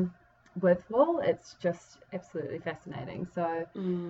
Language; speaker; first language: English; native; English